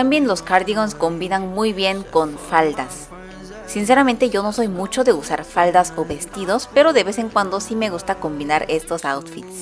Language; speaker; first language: Spanish; non-native, fluent; Korean